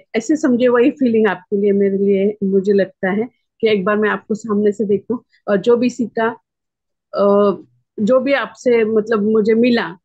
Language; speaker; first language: Hindi; non-native, local second language; Marathi